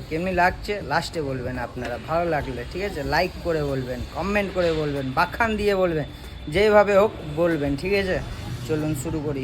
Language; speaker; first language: Bangla; non-native, learner; Hindi